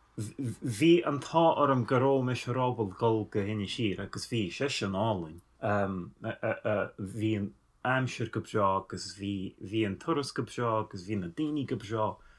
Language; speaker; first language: Irish; non-native, fluent; English